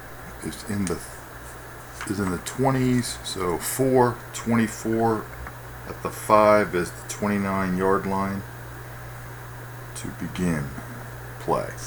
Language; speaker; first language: English; native; English